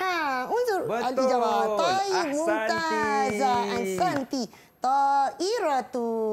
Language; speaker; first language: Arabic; non-native, fluent; Malay